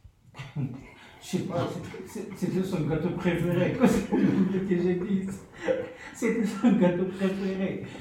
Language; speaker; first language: French; non-native, fluent; Soninke